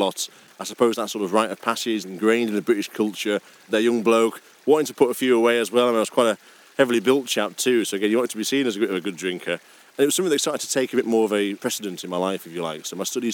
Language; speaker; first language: English; native; English